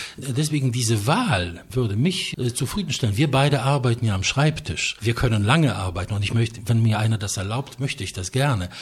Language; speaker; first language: German; non-native, fluent; Polish